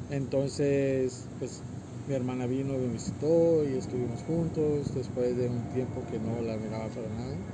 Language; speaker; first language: Spanish; early bilingual, heritage; Spanish